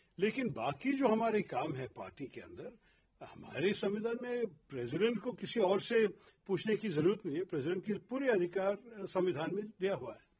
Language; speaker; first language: Hindi; non-native, local second language; Malayalam